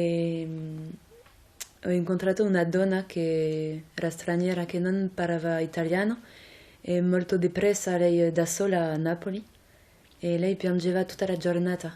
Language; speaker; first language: Italian; non-native, fluent; French